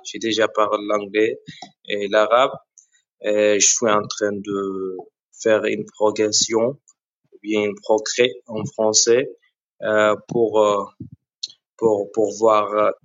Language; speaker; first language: French; non-native, learner; Arabic